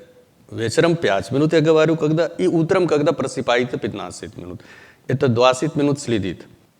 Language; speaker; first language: Russian; non-native, learner; Hindi